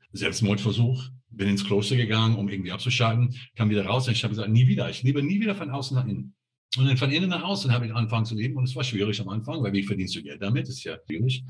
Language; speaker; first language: German; non-native, fluent; English